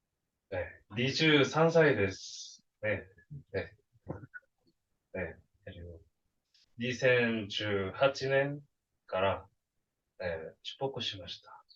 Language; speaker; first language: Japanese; non-native, learner; Korean